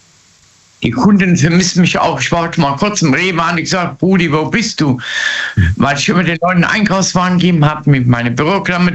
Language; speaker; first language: German; native; German